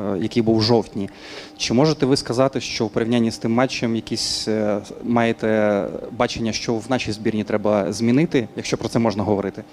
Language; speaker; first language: Ukrainian; native; Ukrainian